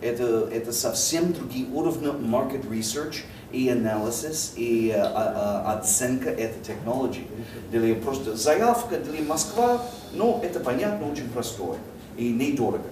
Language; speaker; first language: Russian; non-native, learner; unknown